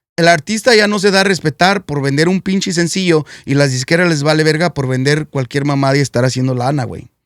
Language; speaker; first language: Spanish; early bilingual, heritage; Spanish